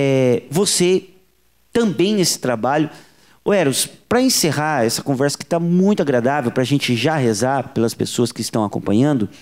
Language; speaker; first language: Portuguese; native; Portuguese